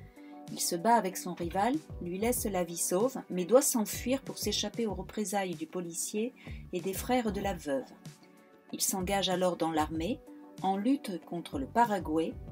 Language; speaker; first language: French; native; French